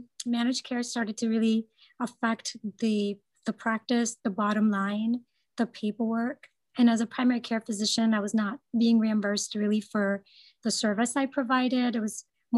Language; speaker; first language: English; non-native, local second language; Gujarati